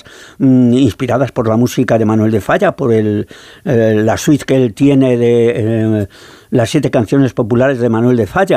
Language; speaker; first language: Spanish; native; Spanish